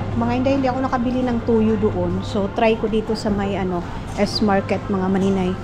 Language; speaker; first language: Filipino; non-native, local second language; Cebuano